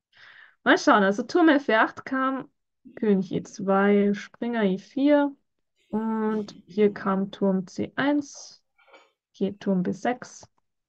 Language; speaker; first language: German; native; German